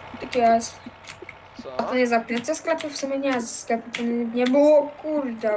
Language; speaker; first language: Polish; native; Polish